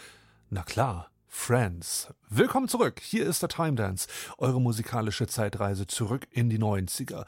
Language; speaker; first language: German; native; German